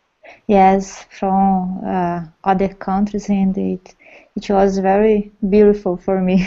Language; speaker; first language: English; non-native, learner; Portuguese